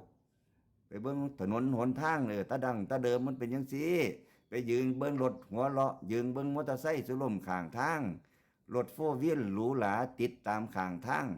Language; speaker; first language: Thai; non-native, local second language; Lao